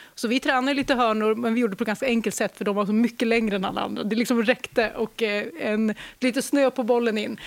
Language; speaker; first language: Swedish; native; Swedish